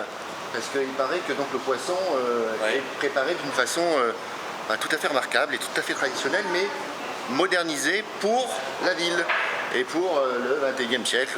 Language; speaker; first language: French; native; French